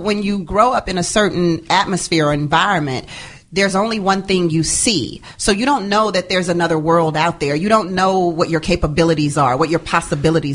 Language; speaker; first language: English; native; English